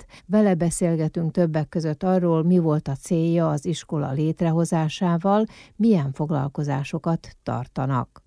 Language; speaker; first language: Hungarian; native; Hungarian